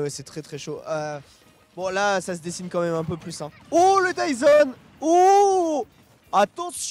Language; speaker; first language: French; native; French